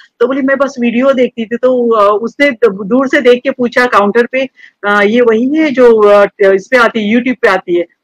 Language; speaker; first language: Hindi; native; Hindi